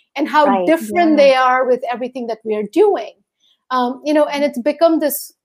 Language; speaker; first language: English; early bilingual, other home language; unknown